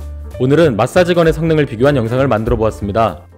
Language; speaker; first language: Korean; native; Korean